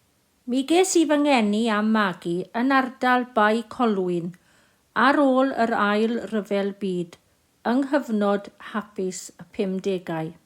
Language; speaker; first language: Welsh; non-native, local second language; English